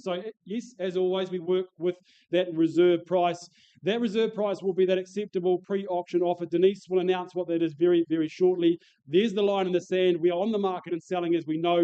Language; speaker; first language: English; native; English